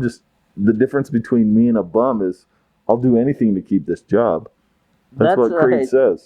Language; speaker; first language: English; native; English